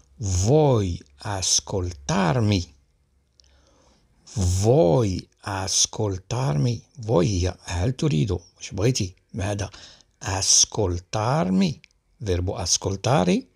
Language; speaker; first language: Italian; non-native, learner; Arabic